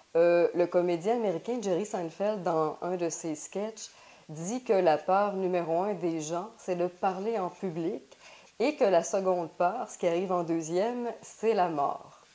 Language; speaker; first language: French; native; French